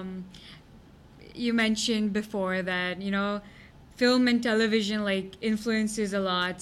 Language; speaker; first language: English; non-native, local second language; Gujarati